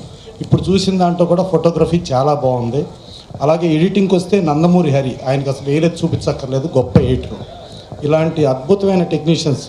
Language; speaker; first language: Telugu; native; Telugu